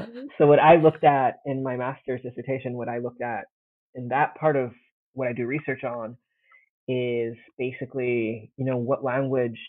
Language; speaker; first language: English; early bilingual, heritage; Italian